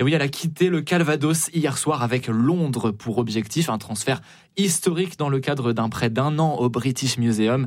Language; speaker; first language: French; native; French